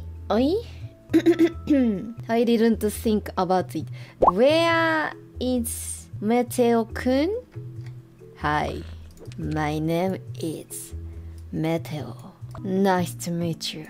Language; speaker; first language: English; non-native, learner; Japanese